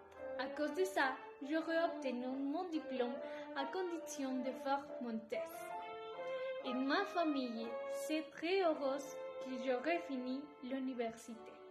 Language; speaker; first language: French; non-native, learner; Spanish